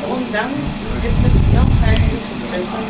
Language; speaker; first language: German; non-native, fluent; Bulgarian